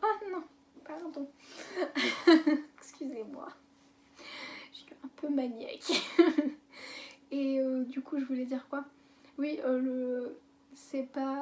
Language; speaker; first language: French; native; French